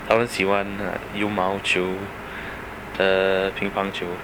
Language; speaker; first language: Chinese; non-native, learner; English